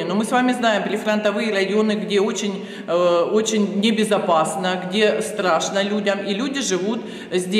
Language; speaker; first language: Russian; native; Russian